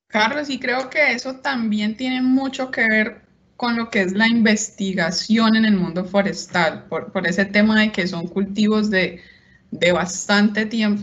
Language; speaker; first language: Spanish; native; Spanish